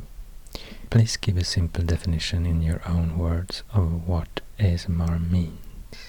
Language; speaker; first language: English; non-native, fluent; Swedish